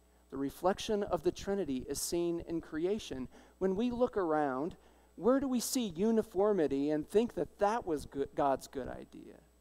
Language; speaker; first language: English; native; English